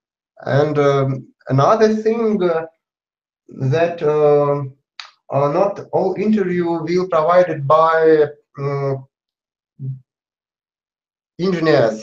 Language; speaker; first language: English; non-native, learner; Russian